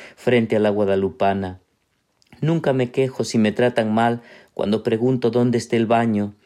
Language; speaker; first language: Spanish; native; Spanish